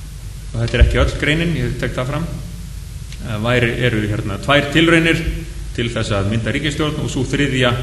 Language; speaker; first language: Icelandic; native; Icelandic